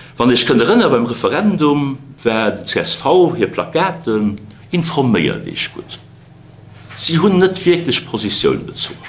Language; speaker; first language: Luxembourgish; native; Luxembourgish